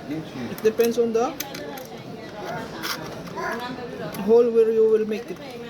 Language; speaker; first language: English; non-native, learner; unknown